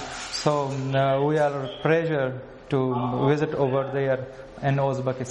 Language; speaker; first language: English; non-native, learner; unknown